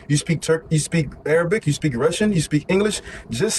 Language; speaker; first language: English; native; English